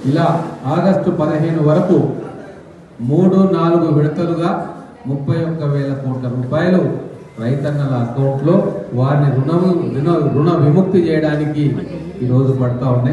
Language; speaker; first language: Telugu; native; Telugu